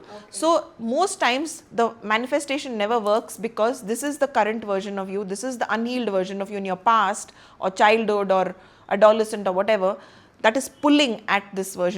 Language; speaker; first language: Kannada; non-native, local second language; Hindi